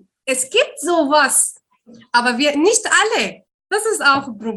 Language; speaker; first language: German; non-native, learner; Arabic